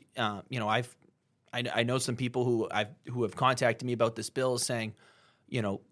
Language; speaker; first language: English; native; English